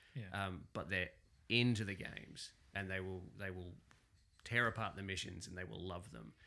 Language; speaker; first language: English; native; English